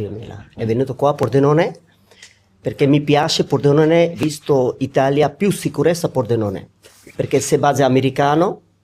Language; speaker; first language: Italian; non-native, learner; Bangla